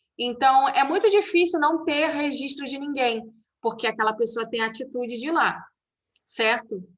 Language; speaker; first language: Portuguese; native; Portuguese